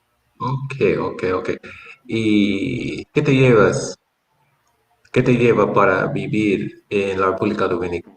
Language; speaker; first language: Spanish; non-native, fluent; English